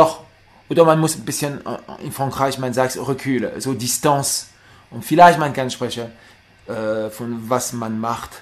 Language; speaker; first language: German; non-native, learner; French